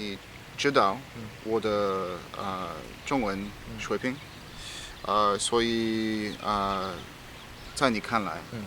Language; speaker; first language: Chinese; non-native, learner; English